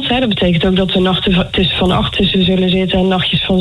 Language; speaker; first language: Dutch; native; Dutch